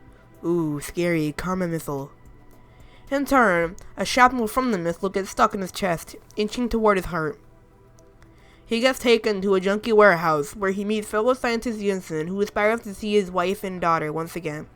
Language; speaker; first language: English; native; English